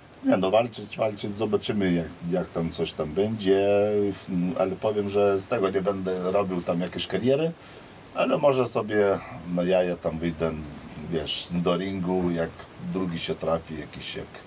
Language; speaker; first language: Polish; non-native, fluent; Lithuanian